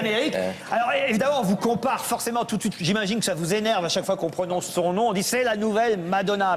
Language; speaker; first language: French; native; French